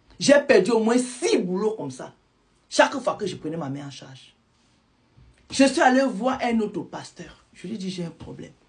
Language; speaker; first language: French; non-native, local second language; Lingala